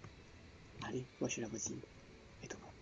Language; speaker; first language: French; native; French